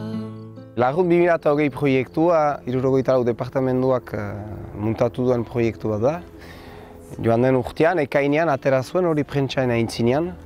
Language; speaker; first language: Basque; native; Basque